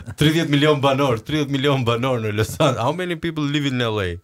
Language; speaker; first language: English; non-native, fluent; Albanian